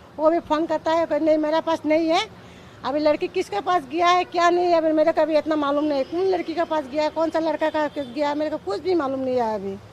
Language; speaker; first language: Hindi; non-native, local second language; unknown